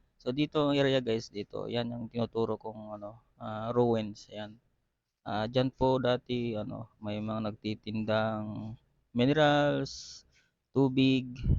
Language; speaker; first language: Filipino; non-native, local second language; Iloko